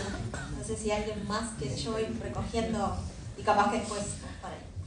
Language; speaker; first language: Spanish; native; Spanish